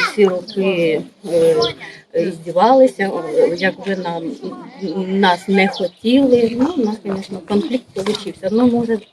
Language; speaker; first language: Ukrainian; native; Ukrainian